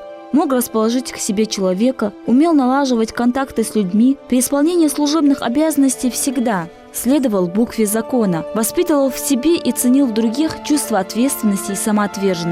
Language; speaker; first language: Russian; native; Russian